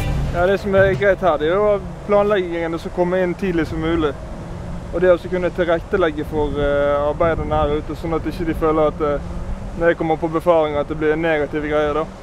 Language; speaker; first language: Norwegian; native; Norwegian